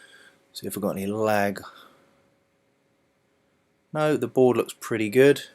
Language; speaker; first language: English; native; English